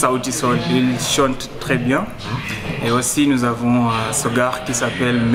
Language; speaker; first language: French; non-native, fluent; Luo (Kenya and Tanzania)